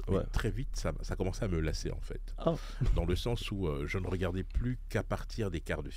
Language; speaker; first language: French; native; French